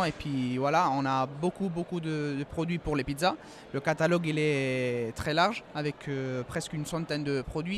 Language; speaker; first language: French; early bilingual, heritage; French